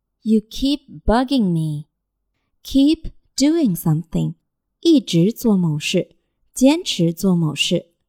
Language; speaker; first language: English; non-native, fluent; Chinese